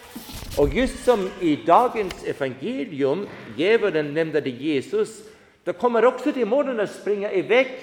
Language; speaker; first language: Swedish; non-native, fluent; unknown